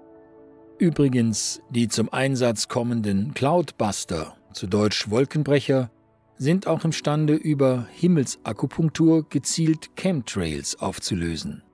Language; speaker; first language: German; native; German